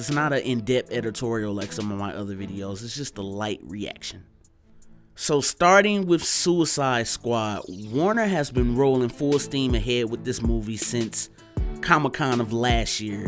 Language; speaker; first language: English; native; English